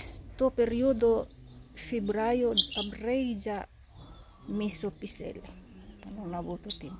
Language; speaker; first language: Italian; non-native, fluent; Cebuano